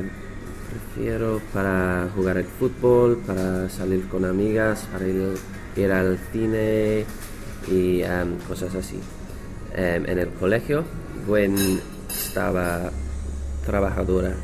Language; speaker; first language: Spanish; non-native, learner; English